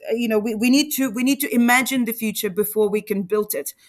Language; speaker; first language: English; non-native, fluent; Ukrainian